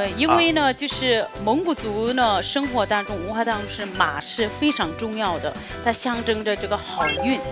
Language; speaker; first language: Chinese; non-native, local second language; Mongolian